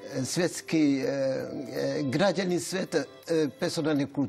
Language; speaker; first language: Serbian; non-native, fluent; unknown